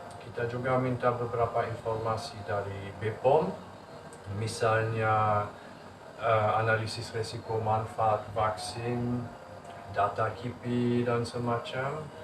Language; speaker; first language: Indonesian; non-native, fluent; Luxembourgish